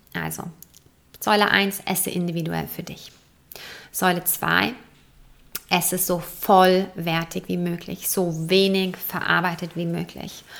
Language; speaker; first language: German; native; German